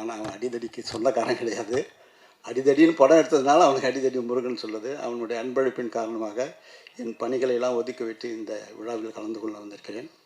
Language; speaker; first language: Tamil; native; Tamil